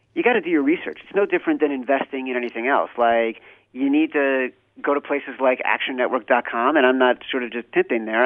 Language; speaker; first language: English; native; English